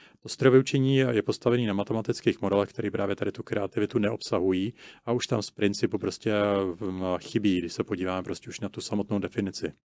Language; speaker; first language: Czech; native; Czech